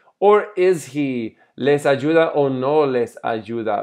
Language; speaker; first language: Spanish; non-native, fluent; English